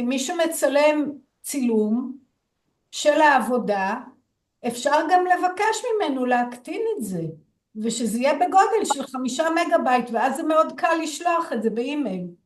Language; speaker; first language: Hebrew; native; Hebrew